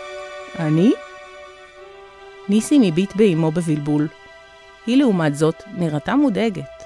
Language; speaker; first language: Hebrew; native; Hebrew